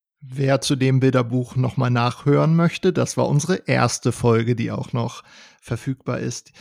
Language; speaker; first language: German; native; German